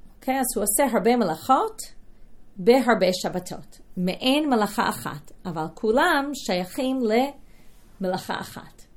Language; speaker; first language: Hebrew; non-native, fluent; English